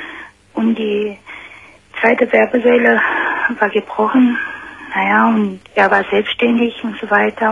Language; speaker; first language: German; non-native, fluent; Romanian